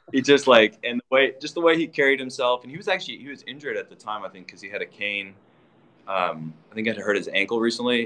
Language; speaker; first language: English; native; English